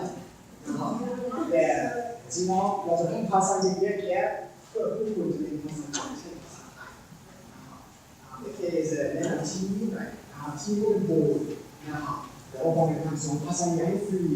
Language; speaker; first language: Thai; non-native, learner; English